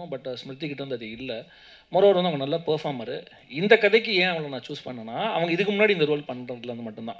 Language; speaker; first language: Tamil; native; Tamil